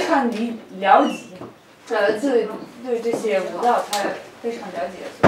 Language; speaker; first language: Chinese; non-native, fluent; Russian